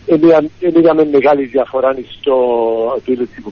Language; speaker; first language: Greek; early bilingual, heritage; Greek